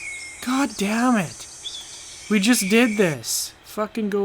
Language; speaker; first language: English; native; English